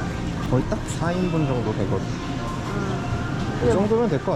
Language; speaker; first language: Korean; native; Korean